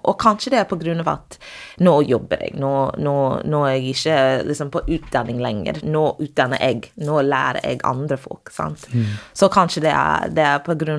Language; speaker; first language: Norwegian; non-native, fluent; English